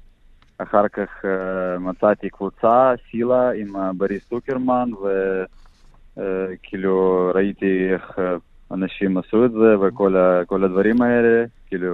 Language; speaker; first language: Hebrew; non-native, learner; Russian